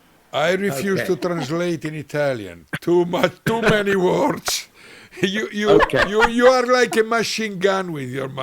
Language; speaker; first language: English; non-native, learner; Italian